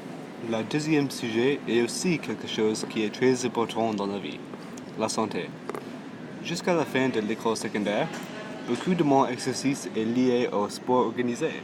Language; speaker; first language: French; non-native, local second language; English